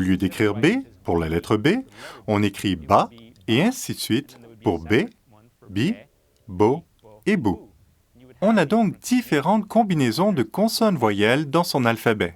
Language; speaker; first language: French; native; French